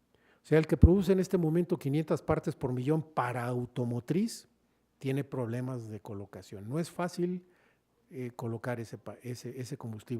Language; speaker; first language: Spanish; native; Spanish